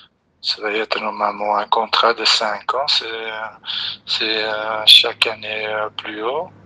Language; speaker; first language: French; non-native, local second language; Dutch